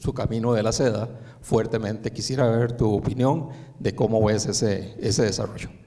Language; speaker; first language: Spanish; early bilingual, other home language; Chinese